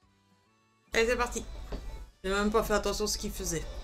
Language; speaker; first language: French; native; French